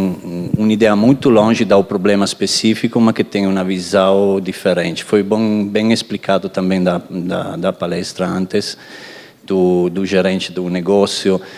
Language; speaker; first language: Portuguese; non-native, fluent; Italian